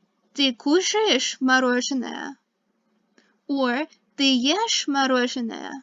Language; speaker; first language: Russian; non-native, fluent; English